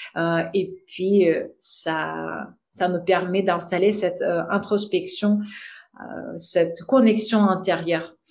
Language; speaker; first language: French; non-native, fluent; Russian